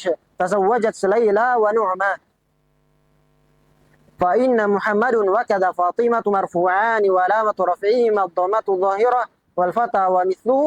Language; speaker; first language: Arabic; non-native, fluent; Indonesian